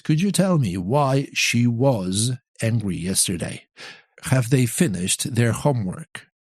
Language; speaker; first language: English; non-native, fluent; Polish